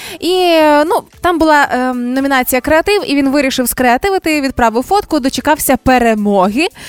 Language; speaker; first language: Ukrainian; native; Ukrainian